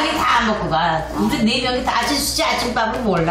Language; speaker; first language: Korean; native; Korean